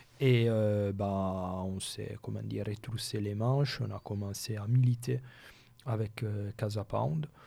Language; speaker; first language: French; non-native, local second language; Italian